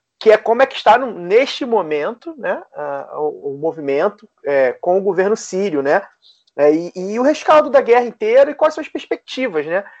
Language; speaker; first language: Portuguese; native; Portuguese